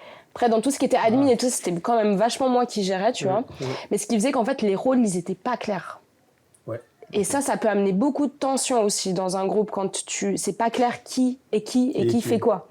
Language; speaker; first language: French; native; French